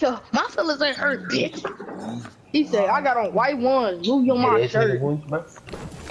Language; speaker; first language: English; native; English